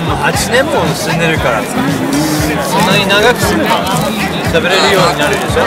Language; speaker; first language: Japanese; non-native, fluent; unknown